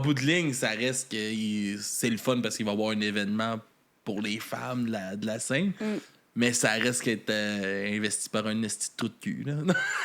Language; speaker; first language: French; native; French